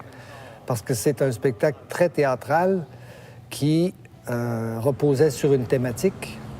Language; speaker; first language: French; native; French